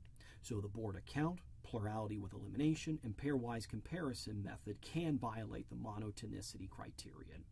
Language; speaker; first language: English; native; English